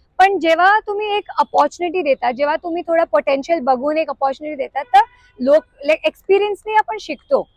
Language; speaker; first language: Marathi; non-native, local second language; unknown